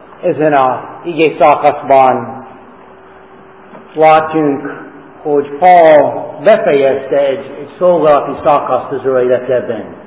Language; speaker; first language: Hungarian; non-native, learner; English